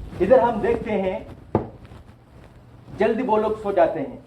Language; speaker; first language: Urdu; non-native, local second language; Tamil